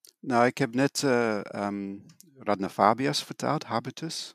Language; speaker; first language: Dutch; non-native, fluent; English